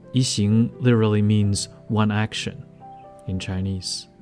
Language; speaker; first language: English; non-native, fluent; Chinese